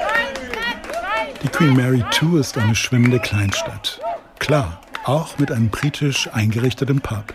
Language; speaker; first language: German; native; German